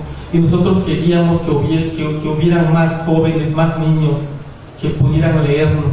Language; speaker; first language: Spanish; non-native, local second language; Zapotec